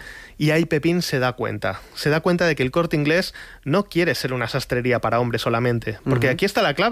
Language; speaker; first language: Spanish; native; Spanish